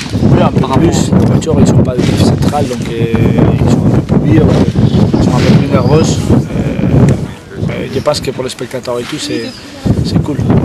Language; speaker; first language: French; non-native, fluent; Spanish